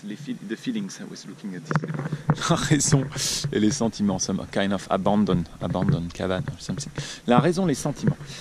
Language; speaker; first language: English; non-native, fluent; French